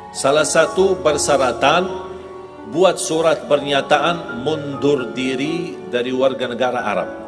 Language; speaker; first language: Indonesian; non-native, fluent; Arabic